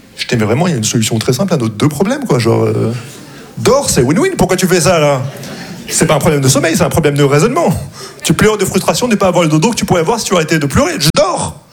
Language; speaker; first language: French; early bilingual, other home language; Arabic